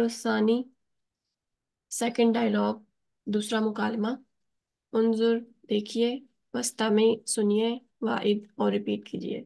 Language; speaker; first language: Urdu; native; Urdu